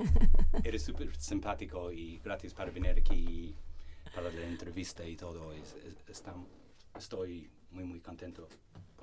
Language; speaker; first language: Spanish; non-native, learner; English